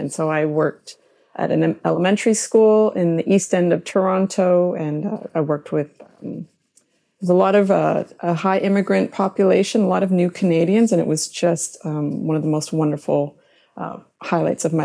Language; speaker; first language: English; native; English